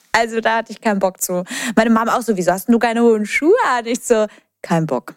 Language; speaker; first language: German; early bilingual, other home language; Polish